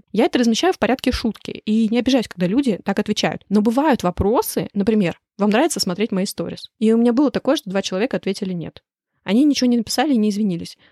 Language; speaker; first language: Russian; native; Russian